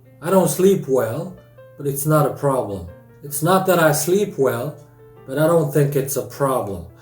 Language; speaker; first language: English; non-native, fluent; Korean